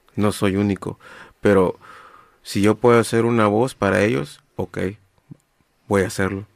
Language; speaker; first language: Spanish; native; Spanish